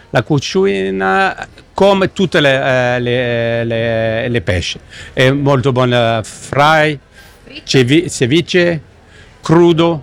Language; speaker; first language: Italian; non-native, learner; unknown